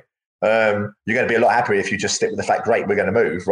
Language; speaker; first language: English; native; English